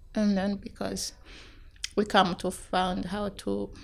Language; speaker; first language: English; non-native, local second language; Rundi